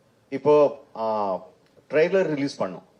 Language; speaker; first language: Tamil; non-native, fluent; Telugu